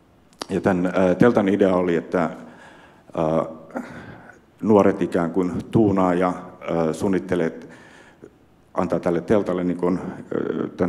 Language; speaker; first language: Finnish; native; Finnish